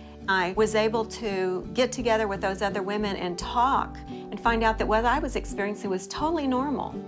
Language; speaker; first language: English; native; English